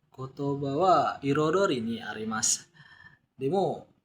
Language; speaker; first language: Japanese; non-native, learner; Indonesian